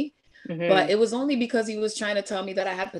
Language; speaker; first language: English; native; English